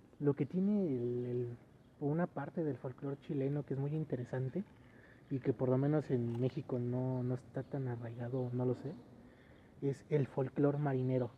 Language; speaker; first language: Spanish; native; Spanish